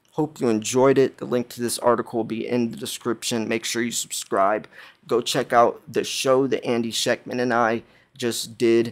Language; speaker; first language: English; native; English